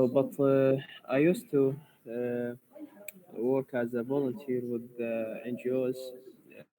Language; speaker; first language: English; non-native, learner; Arabic